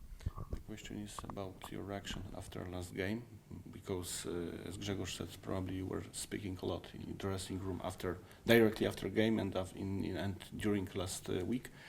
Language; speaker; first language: English; non-native, fluent; Polish